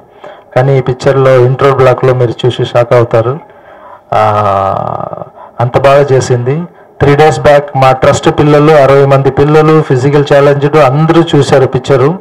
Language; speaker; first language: Telugu; non-native, local second language; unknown